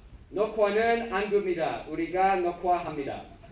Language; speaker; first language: Korean; non-native, learner; English